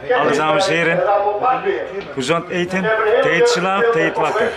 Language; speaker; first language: Dutch; non-native, learner; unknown